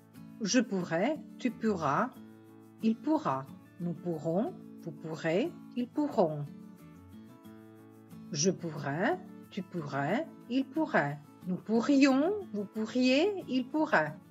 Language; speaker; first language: French; non-native, fluent; Italian